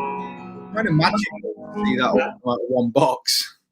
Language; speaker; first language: English; native; English